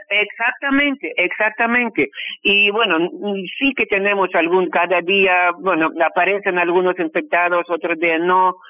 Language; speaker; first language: Spanish; non-native, fluent; Russian